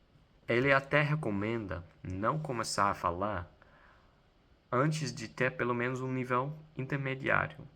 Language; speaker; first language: Portuguese; non-native, fluent; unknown